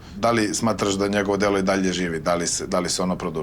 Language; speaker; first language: Bosnian; native; Bosnian